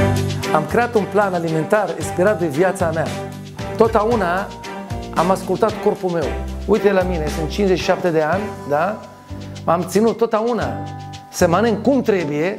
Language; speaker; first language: Romanian; non-native, learner; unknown